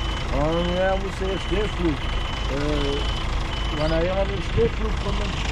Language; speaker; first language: German; non-native, learner; Turkish